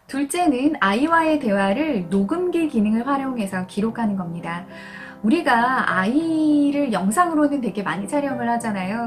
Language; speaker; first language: Korean; native; Korean